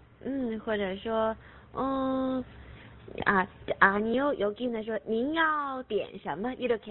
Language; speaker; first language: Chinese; non-native, fluent; Korean